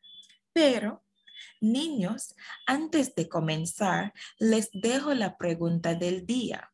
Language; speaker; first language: Spanish; non-native, fluent; English